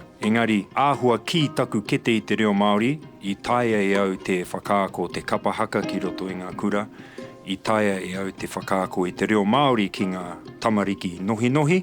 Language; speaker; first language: Māori; non-native, local second language; English